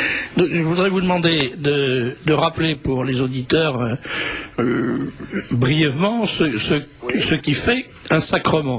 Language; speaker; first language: French; native; French